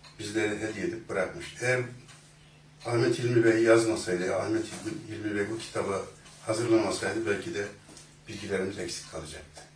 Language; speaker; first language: Turkish; native; Turkish